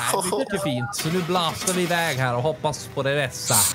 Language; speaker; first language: Swedish; native; Swedish